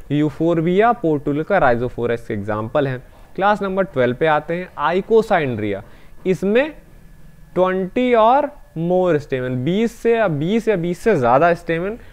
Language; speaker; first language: Hindi; native; Hindi